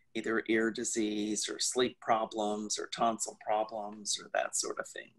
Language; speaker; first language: English; native; English